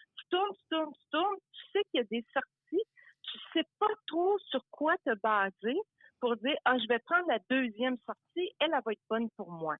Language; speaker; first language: French; native; French